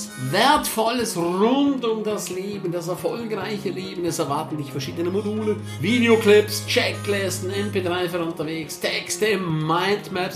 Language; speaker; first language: German; native; German